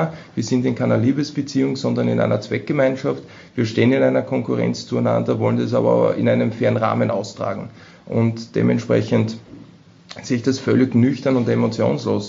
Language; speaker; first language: German; native; German